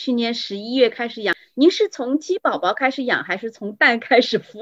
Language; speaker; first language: Chinese; native; Chinese